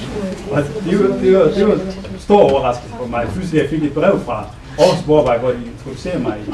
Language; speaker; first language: Danish; non-native, fluent; Somali